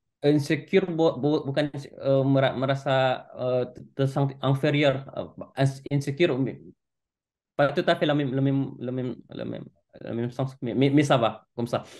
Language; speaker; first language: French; non-native, fluent; Indonesian